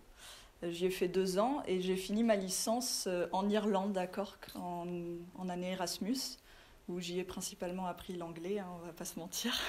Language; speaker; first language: French; native; French